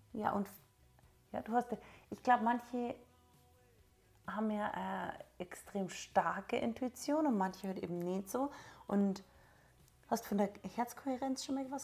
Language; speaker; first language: German; native; German